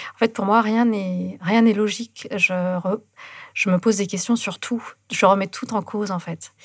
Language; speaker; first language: French; native; French